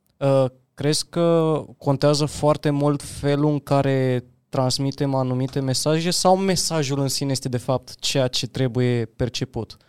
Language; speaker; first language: Romanian; native; Romanian